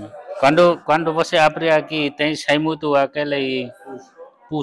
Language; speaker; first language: Portuguese; non-native, learner; Vietnamese